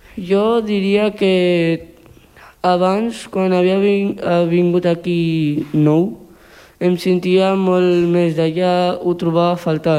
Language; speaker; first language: Catalan; early bilingual, other home language; Urdu